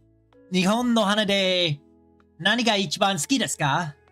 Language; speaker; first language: Japanese; non-native, learner; English